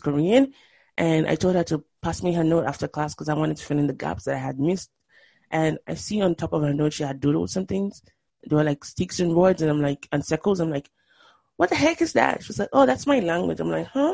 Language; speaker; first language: English; non-native, local second language; Yoruba